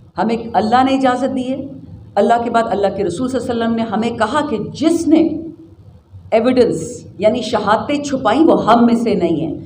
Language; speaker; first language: Urdu; non-native, local second language; Pashto